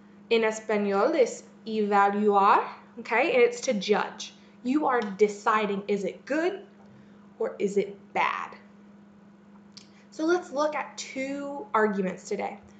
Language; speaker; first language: English; native; English